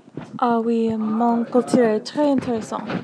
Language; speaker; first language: French; non-native, learner; English